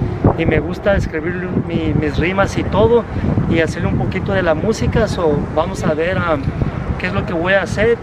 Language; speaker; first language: Spanish; early bilingual, heritage; Spanish